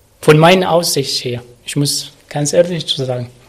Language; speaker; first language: German; non-native, learner; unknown